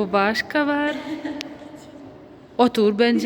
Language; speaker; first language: Turkish; non-native, learner; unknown